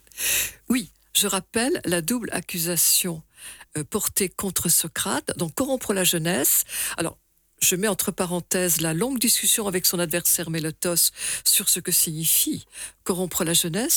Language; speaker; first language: French; native; French